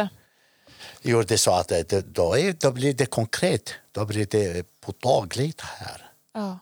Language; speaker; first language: Swedish; non-native, fluent; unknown